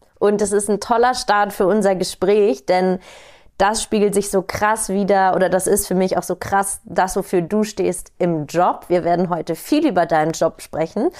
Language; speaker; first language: German; native; German